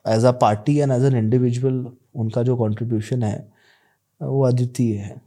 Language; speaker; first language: Hindi; native; Hindi